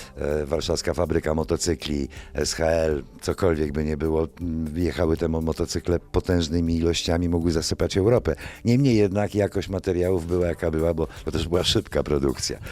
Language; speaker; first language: Polish; native; Polish